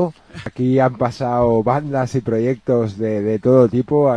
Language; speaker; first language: Spanish; native; Spanish